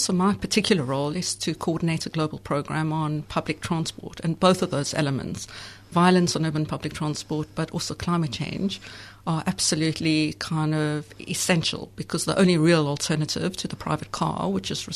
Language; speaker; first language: English; native; English